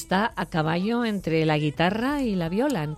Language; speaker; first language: Spanish; native; Spanish